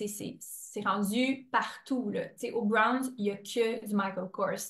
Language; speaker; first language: French; native; French